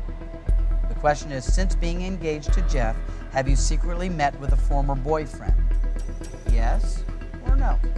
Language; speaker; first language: English; native; English